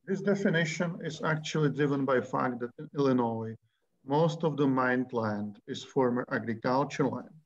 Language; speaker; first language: English; non-native, fluent; Czech